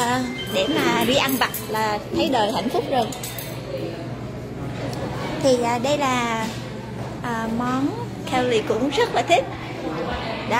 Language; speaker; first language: Vietnamese; early bilingual, heritage; Vietnamese